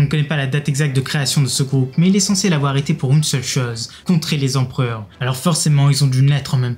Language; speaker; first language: French; native; French